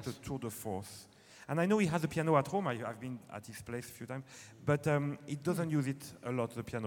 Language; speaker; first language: English; non-native, fluent; French